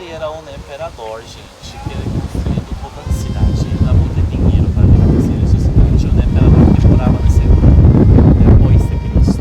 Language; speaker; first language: Portuguese; non-native, fluent; Turkish